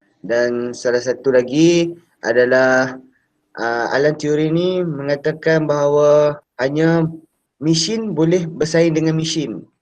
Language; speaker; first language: Malay; native; Malay